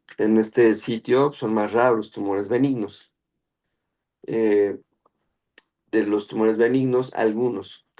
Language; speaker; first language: Spanish; native; Spanish